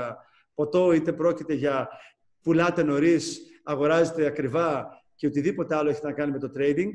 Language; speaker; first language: Greek; native; Greek